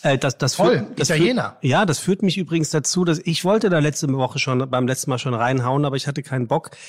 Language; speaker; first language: German; native; German